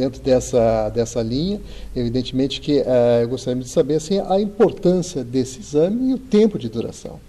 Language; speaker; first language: Portuguese; native; Portuguese